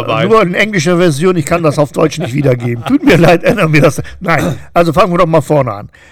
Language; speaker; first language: German; native; German